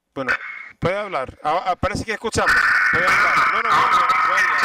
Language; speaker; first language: Spanish; non-native, fluent; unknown